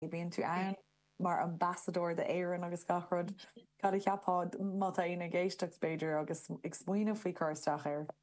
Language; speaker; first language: Irish; non-native, local second language; English